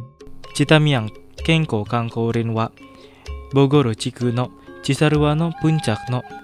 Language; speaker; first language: Japanese; non-native, fluent; Indonesian